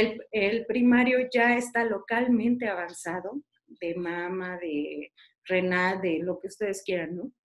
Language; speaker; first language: Spanish; native; Spanish